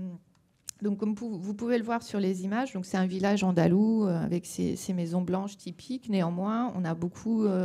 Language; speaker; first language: French; native; French